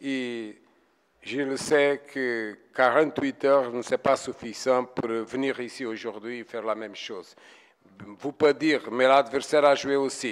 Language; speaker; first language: French; non-native, fluent; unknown